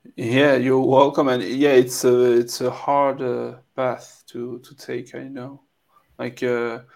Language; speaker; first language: English; non-native, fluent; French